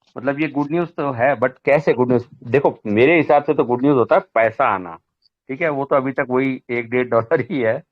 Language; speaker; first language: Hindi; native; Hindi